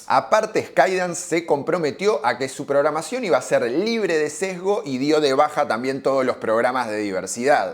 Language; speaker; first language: Spanish; native; Spanish